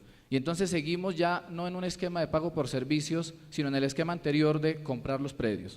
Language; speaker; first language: Spanish; native; Spanish